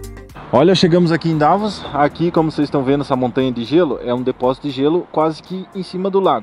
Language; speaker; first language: Portuguese; native; Portuguese